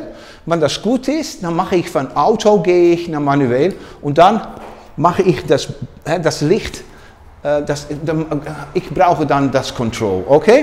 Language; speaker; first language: German; non-native, learner; Dutch